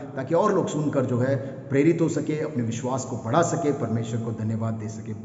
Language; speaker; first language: Hindi; non-native, local second language; Kannada